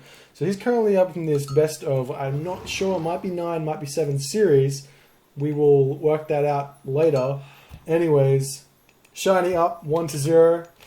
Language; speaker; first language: English; native; English